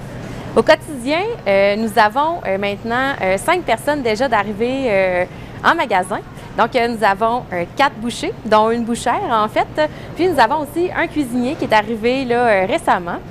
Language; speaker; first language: French; native; French